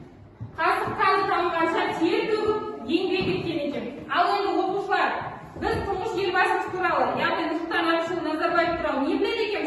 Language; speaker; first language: Kazakh; native; Kazakh